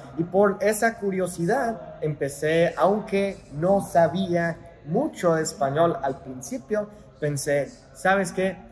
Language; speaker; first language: Spanish; non-native, fluent; English